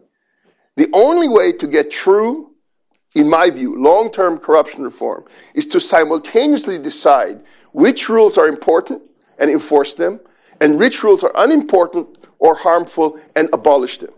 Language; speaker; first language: English; non-native, local second language; Filipino